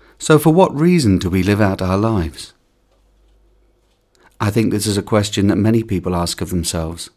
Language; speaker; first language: English; native; English